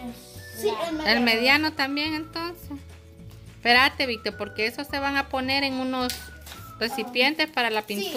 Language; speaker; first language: Spanish; native; Spanish